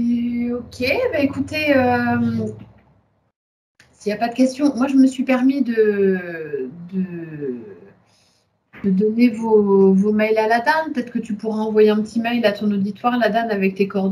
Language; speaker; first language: French; native; French